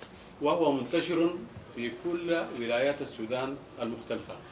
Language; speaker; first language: Arabic; native; Arabic